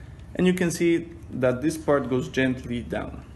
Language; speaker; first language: English; non-native, fluent; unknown